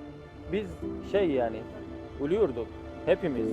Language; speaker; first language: Turkish; non-native, fluent; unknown